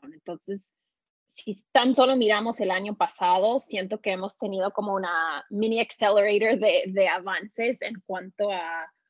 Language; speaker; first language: Spanish; early bilingual, heritage; Spanish